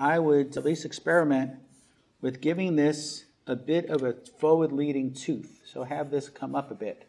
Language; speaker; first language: English; native; English